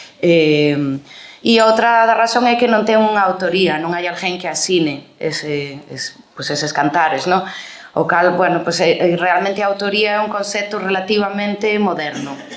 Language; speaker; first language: Galician; native; Galician